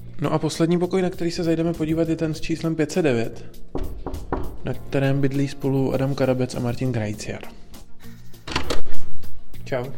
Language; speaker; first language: Czech; native; Czech